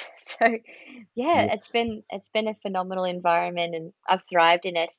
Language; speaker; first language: English; native; English